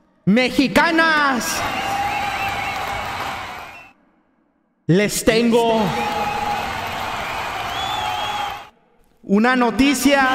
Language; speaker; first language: Spanish; native; Spanish